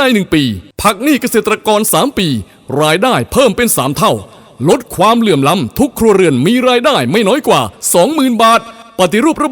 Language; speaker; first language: Thai; native; Thai